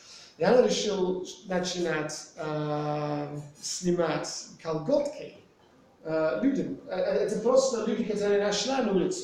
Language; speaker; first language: Russian; non-native, fluent; English